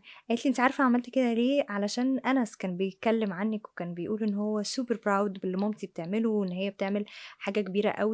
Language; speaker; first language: Arabic; native; Arabic